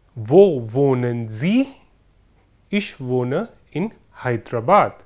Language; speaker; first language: German; non-native, fluent; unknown